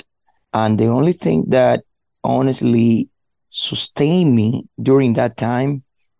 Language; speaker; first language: English; non-native, fluent; Spanish